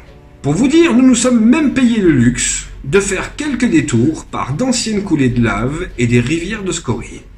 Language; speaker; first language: French; native; French